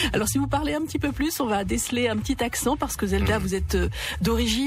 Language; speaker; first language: French; native; French